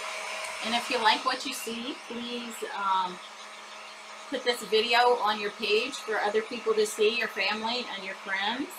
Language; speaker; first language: English; native; English